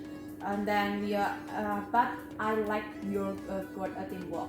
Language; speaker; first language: English; non-native, fluent; Indonesian